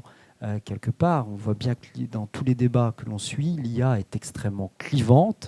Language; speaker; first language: French; native; French